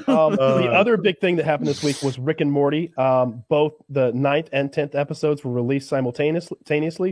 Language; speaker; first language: English; native; English